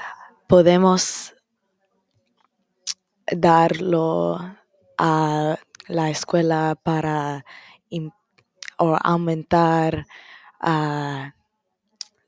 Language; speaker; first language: Spanish; non-native, learner; English